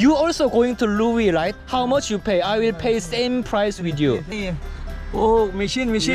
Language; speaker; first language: English; non-native, learner; Korean